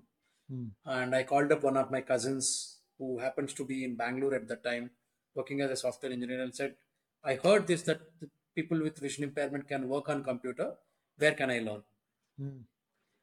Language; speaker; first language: English; non-native, local second language; Telugu